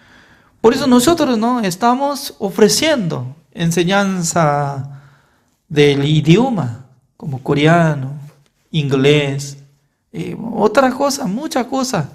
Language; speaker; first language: Spanish; non-native, fluent; Korean